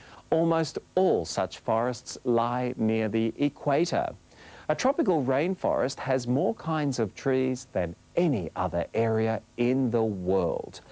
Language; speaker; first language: English; native; English